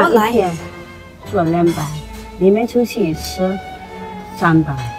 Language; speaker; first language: Chinese; native; Chinese